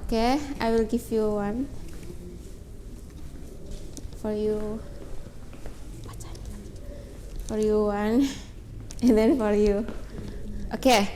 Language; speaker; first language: English; non-native, learner; Indonesian